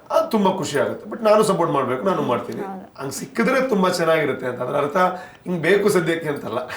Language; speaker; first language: Kannada; non-native, local second language; Tulu